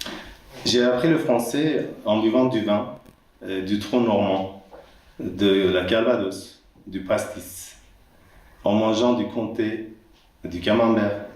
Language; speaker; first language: French; non-native, fluent; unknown